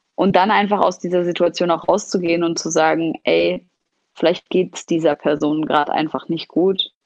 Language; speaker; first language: German; non-native, fluent; Arabic